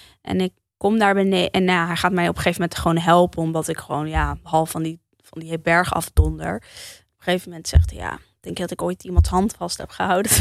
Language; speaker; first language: Dutch; early bilingual, heritage; Dutch